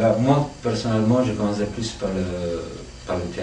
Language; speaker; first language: French; non-native, fluent; Italian